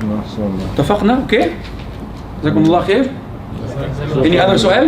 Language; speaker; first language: Arabic; non-native, fluent; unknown